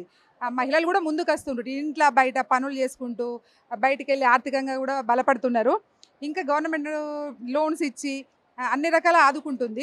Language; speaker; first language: Telugu; native; Telugu